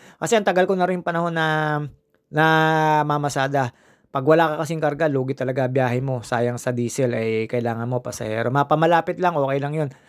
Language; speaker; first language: Filipino; native; Filipino